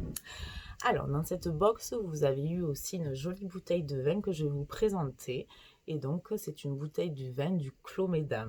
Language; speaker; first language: French; native; French